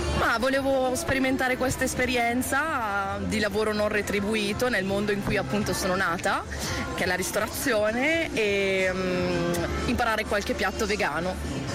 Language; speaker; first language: Italian; non-native, fluent; Portuguese